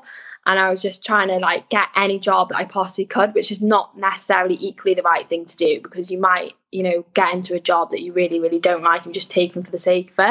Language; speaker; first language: English; native; English